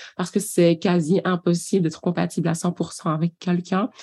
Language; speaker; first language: French; native; French